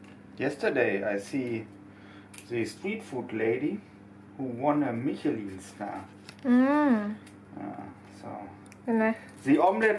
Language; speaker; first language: English; non-native, fluent; German